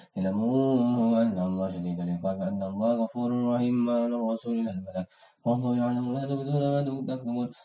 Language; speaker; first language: Arabic; non-native, learner; Indonesian